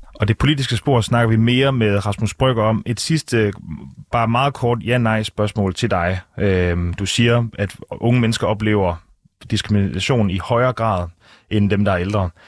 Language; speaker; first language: Danish; native; Danish